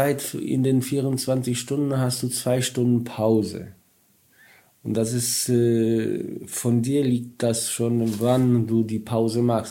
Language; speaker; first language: German; non-native, learner; Polish